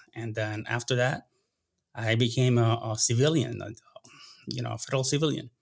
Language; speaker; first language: English; non-native, fluent; Spanish